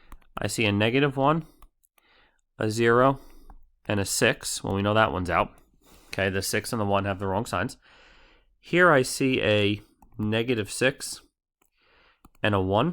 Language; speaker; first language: English; native; English